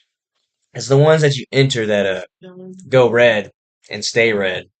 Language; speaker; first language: English; native; English